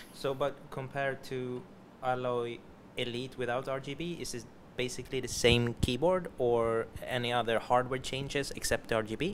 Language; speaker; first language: English; non-native, fluent; Swedish